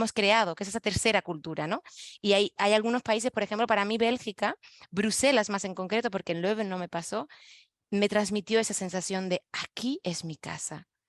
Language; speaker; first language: Spanish; non-native, fluent; French